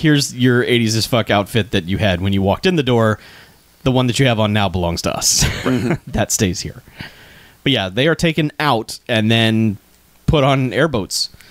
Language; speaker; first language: English; native; English